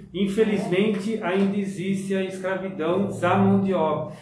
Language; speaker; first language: Portuguese; native; Portuguese